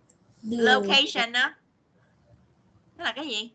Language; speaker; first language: Vietnamese; native; Vietnamese